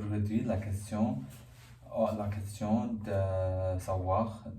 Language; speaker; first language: French; non-native, learner; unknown